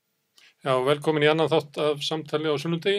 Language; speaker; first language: Icelandic; native; Icelandic